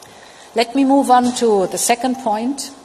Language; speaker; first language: English; non-native, fluent; German